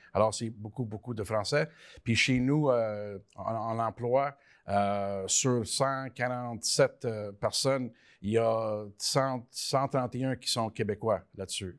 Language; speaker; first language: French; early bilingual, other home language; Italian